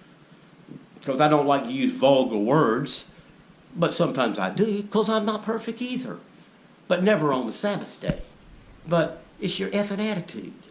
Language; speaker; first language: English; native; English